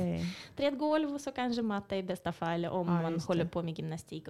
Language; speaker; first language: Swedish; non-native, fluent; Russian